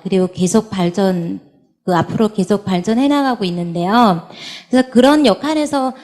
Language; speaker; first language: Korean; non-native, fluent; Vietnamese